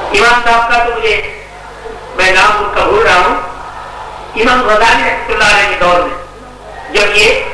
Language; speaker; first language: Urdu; native; Urdu